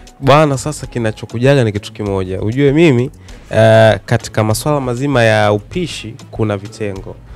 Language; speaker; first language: Swahili; native; Swahili